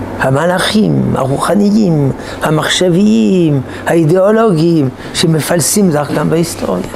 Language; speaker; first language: Hebrew; non-native, fluent; French